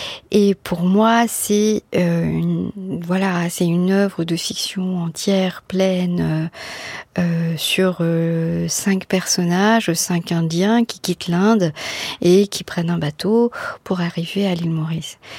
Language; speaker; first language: French; non-native, local second language; Morisyen